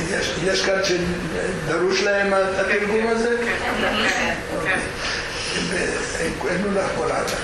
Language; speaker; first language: Hebrew; non-native, fluent; Spanish